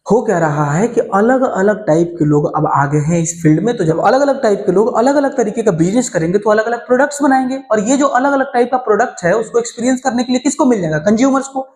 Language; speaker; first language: Hindi; native; Hindi